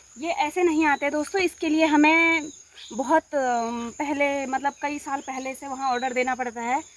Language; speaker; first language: Hindi; non-native, local second language; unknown